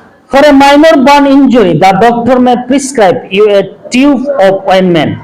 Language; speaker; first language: English; non-native, local second language; Bangla